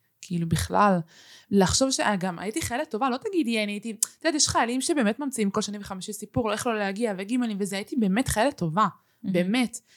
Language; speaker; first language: Hebrew; early bilingual, other home language; Spanish